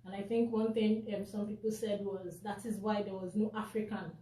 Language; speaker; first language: English; non-native, local second language; Yoruba